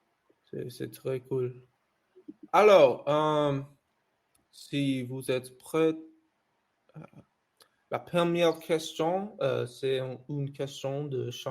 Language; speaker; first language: French; non-native, learner; English